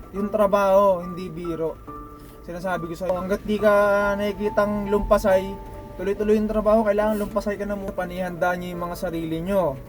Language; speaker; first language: Filipino; native; Filipino